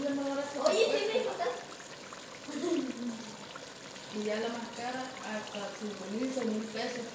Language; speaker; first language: Spanish; native; Spanish